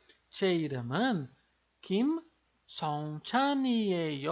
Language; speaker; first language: Korean; non-native, fluent; Portuguese